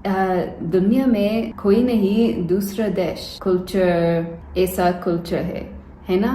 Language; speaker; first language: Hindi; non-native, learner; English